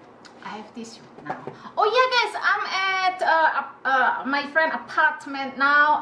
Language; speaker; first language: English; non-native, learner; Indonesian